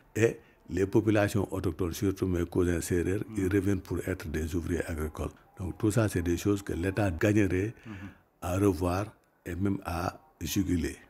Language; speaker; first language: French; non-native, local second language; Wolof